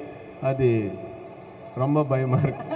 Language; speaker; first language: Tamil; non-native, learner; Telugu